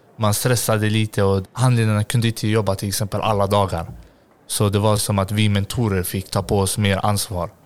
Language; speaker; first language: Swedish; native; Swedish